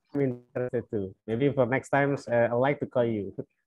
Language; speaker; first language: English; non-native, fluent; Indonesian